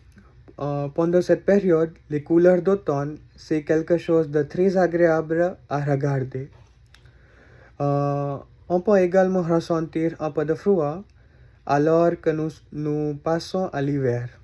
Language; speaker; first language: French; non-native, learner; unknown